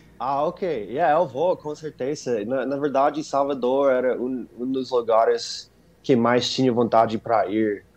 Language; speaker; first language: Portuguese; non-native, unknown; English